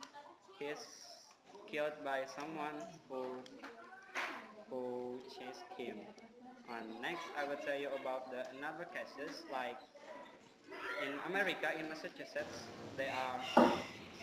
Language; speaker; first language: English; non-native, learner; Indonesian